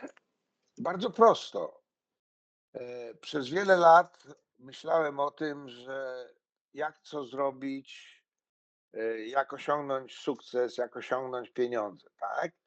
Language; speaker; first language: Polish; native; Polish